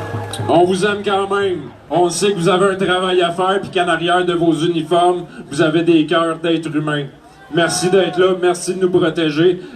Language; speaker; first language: French; native; French